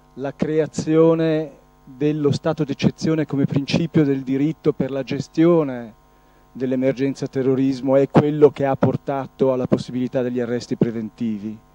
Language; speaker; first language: Italian; non-native, fluent; Arabic